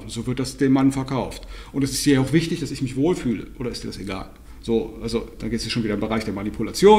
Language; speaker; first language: German; native; German